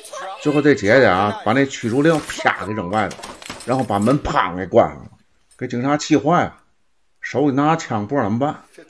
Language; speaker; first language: Chinese; native; Chinese